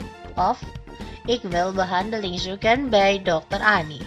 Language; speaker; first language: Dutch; non-native, fluent; Indonesian